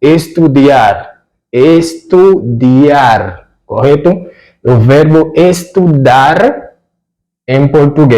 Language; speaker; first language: Portuguese; non-native, fluent; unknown